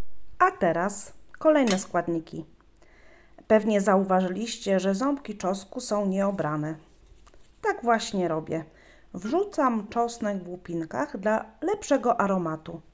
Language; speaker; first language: Polish; native; Polish